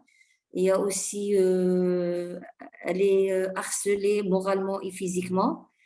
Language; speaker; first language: French; non-native, fluent; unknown